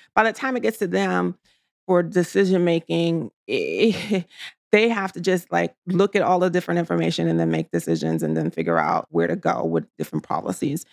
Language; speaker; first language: English; native; English